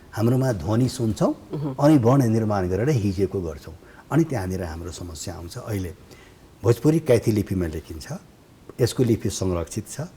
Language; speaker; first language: Nepali; non-native, local second language; Bhojpuri